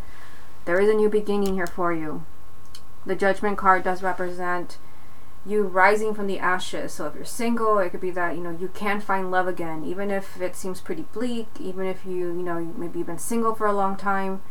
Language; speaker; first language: English; native; English